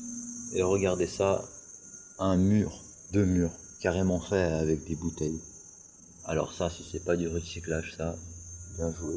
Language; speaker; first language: French; native; French